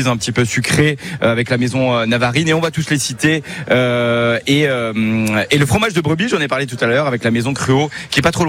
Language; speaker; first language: French; native; French